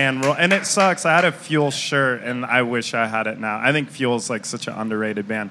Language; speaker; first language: English; native; English